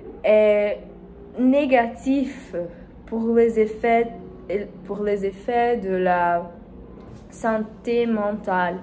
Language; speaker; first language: French; non-native, learner; Spanish